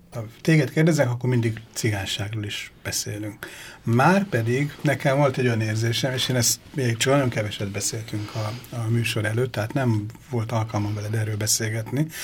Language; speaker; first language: Hungarian; native; Hungarian